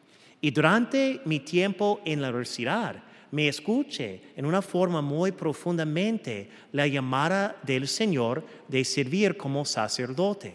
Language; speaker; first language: Spanish; early bilingual, heritage; English